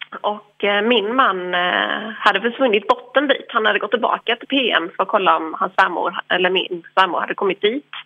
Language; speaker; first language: Swedish; early bilingual, other home language; English